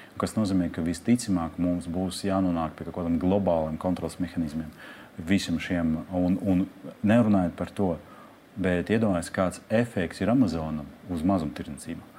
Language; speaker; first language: Latvian; non-native, local second language; Russian